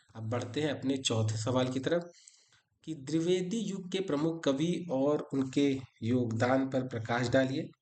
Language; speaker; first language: Hindi; native; Hindi